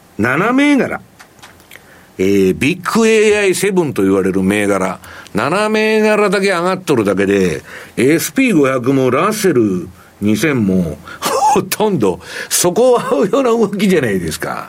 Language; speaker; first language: Japanese; native; Japanese